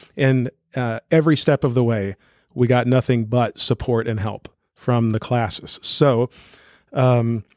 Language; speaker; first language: English; native; English